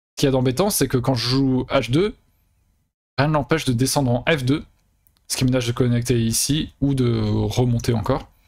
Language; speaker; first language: French; native; French